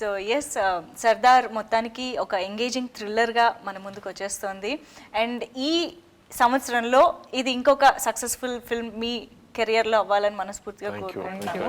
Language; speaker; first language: Telugu; native; Telugu